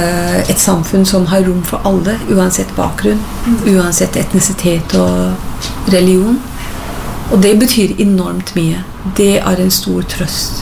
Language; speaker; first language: Norwegian; non-native, fluent; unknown